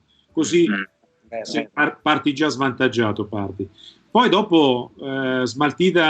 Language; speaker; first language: Italian; native; Italian